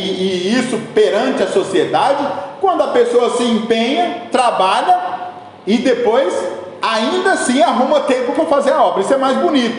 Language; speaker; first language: Portuguese; native; Portuguese